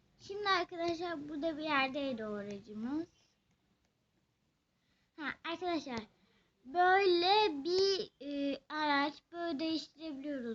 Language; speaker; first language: Turkish; native; Turkish